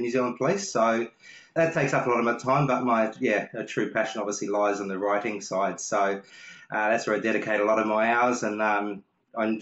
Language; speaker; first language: English; native; English